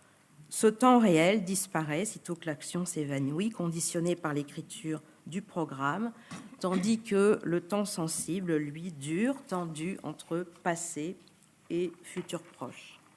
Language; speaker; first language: French; native; French